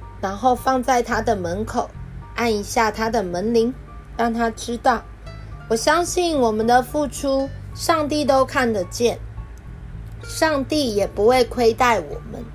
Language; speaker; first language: Chinese; native; Chinese